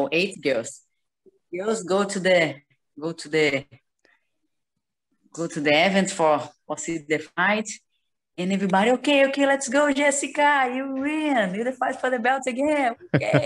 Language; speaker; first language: English; non-native, learner; Portuguese